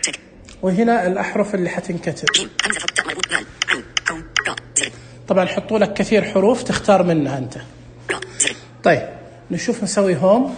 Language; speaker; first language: Arabic; native; Arabic